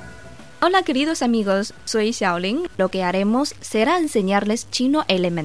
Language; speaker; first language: Spanish; non-native, fluent; Chinese